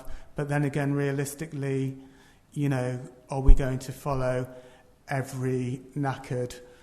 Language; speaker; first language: English; native; English